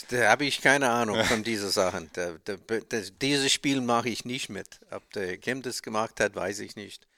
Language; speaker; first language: German; non-native, learner; English